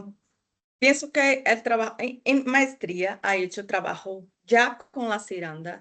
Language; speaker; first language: Spanish; non-native, fluent; Portuguese